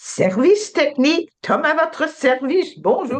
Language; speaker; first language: French; non-native, learner; English